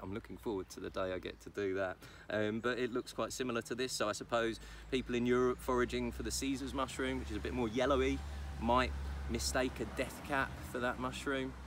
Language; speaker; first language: English; native; English